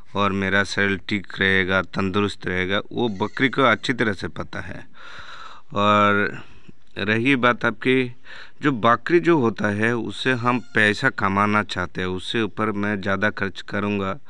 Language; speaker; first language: Hindi; non-native, local second language; Bangla